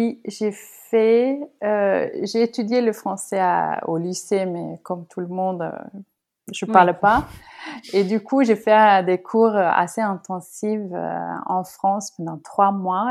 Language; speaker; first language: French; non-native, fluent; Norwegian